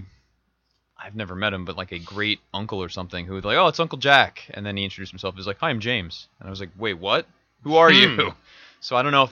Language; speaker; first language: English; native; English